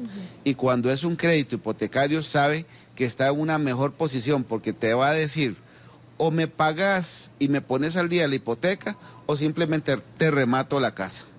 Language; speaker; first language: Spanish; native; Spanish